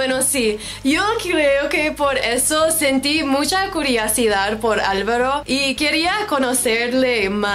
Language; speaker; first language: Spanish; non-native, learner; English